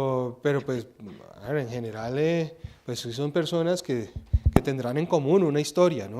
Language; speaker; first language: Spanish; native; Spanish